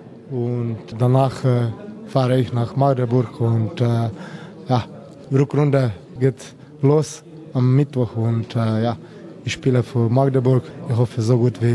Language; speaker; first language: German; non-native, learner; Slovenian